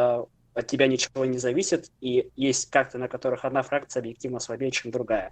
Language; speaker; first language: Russian; native; Russian